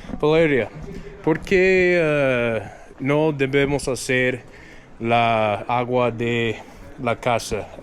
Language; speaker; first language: Spanish; non-native, learner; English